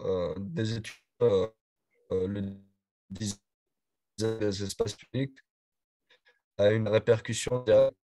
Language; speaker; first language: French; non-native, learner; Spanish